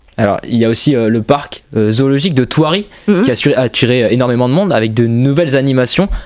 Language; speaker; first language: French; native; French